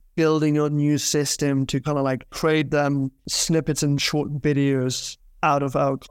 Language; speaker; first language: English; non-native, fluent; German